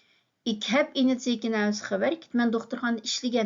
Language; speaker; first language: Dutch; non-native, fluent; Uyghur